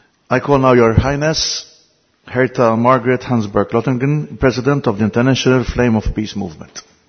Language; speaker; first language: English; non-native, fluent; Maltese